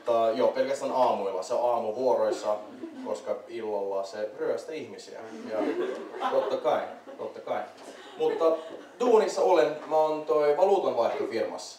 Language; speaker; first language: Finnish; non-native, fluent; Russian